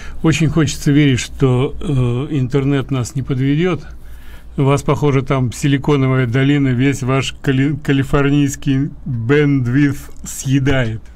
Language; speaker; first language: Russian; native; Russian